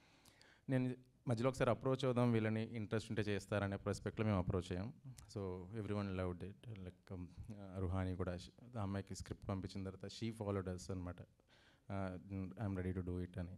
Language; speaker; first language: Telugu; native; Telugu